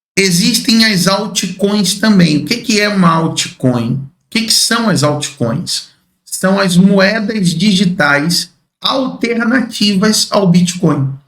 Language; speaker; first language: Portuguese; native; Portuguese